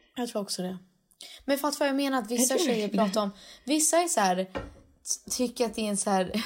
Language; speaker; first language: Swedish; native; Swedish